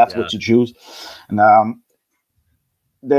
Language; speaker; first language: English; non-native, learner; French